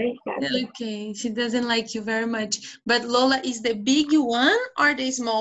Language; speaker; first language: English; non-native, fluent; Portuguese